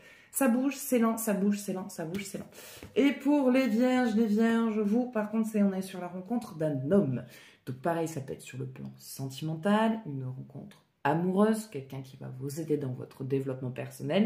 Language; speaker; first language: French; native; French